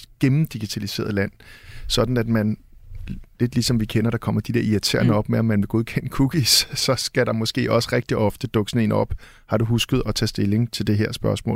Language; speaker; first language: Danish; native; Danish